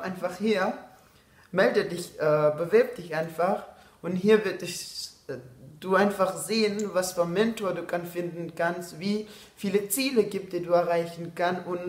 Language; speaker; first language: German; non-native, learner; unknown